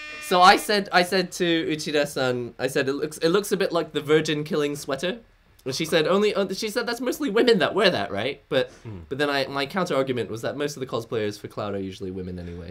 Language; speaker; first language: English; native; English